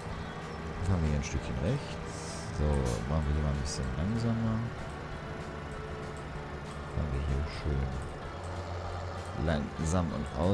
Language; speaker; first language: German; native; German